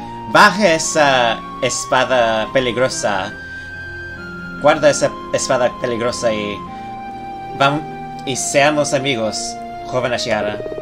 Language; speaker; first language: Spanish; non-native, learner; English